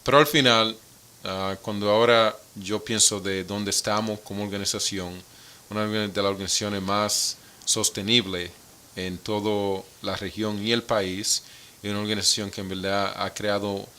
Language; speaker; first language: Spanish; early bilingual, other home language; English